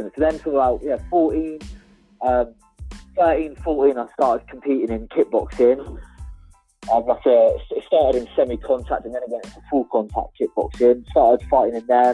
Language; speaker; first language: English; native; English